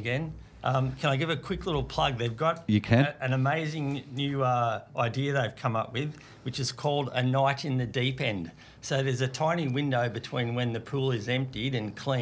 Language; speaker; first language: English; native; English